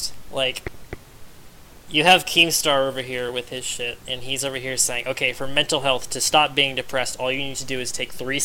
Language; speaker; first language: English; native; English